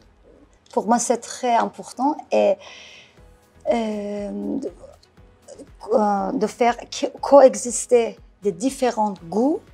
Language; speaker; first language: French; non-native, fluent; Persian